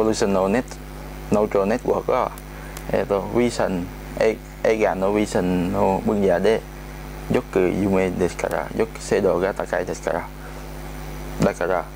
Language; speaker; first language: Japanese; non-native, learner; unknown